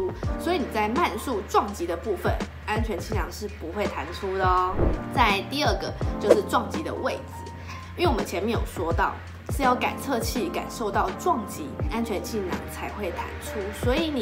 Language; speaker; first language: Chinese; native; Chinese